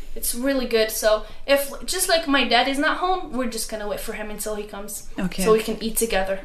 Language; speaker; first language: English; non-native, learner; Arabic